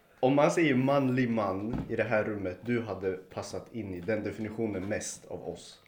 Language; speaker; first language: Swedish; early bilingual, other home language; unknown